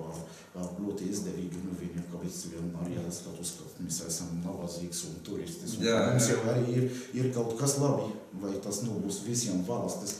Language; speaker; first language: Latvian; non-native, learner; Arabic